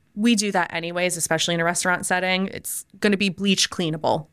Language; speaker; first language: English; native; English